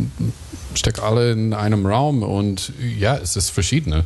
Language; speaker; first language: German; non-native, fluent; English